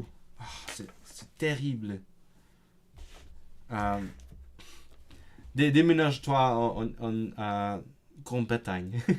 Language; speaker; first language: French; non-native, fluent; Cantonese